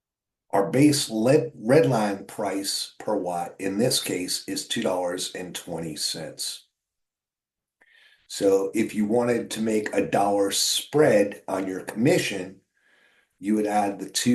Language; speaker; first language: English; native; English